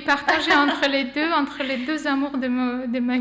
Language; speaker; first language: French; non-native, fluent; Armenian